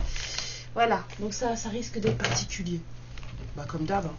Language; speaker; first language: French; native; French